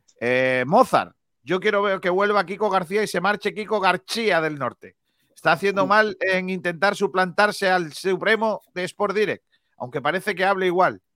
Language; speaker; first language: Spanish; native; Spanish